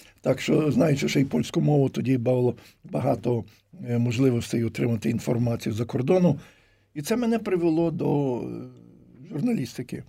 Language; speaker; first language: Ukrainian; native; Ukrainian